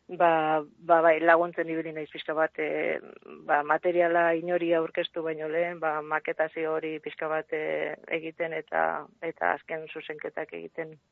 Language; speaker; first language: Basque; native; Basque